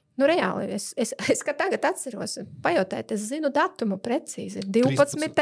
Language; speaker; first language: Latvian; non-native, local second language; Russian